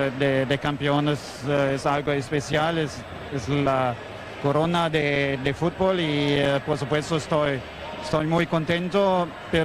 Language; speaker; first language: Spanish; non-native, fluent; German